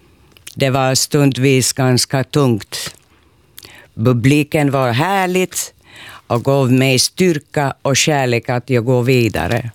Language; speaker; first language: Swedish; non-native, local second language; Finnish